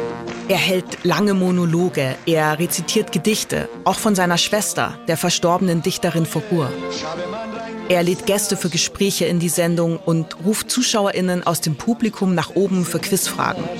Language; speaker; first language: German; native; German